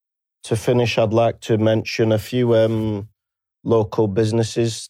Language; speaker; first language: English; native; English